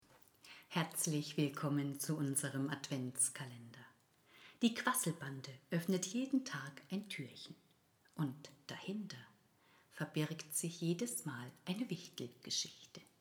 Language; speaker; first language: German; native; German